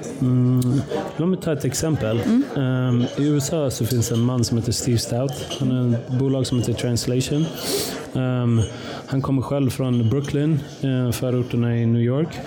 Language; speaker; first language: Swedish; early bilingual, other home language; Persian